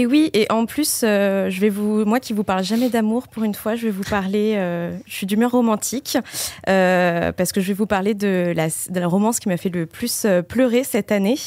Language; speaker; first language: French; native; French